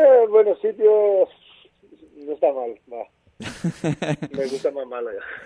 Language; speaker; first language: Spanish; non-native, fluent; Portuguese